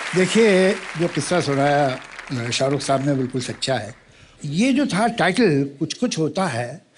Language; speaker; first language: Hindi; native; Hindi